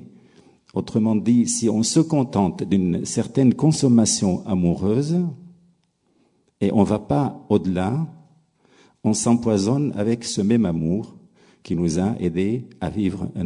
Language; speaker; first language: French; non-native, local second language; Arabic